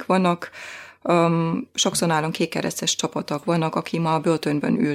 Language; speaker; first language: Hungarian; non-native, fluent; German